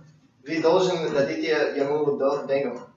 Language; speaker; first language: Russian; non-native, learner; English